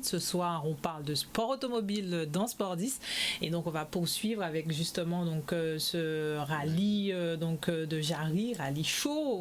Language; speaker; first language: French; native; French